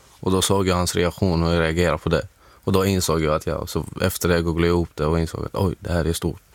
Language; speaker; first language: Swedish; non-native, fluent; Arabic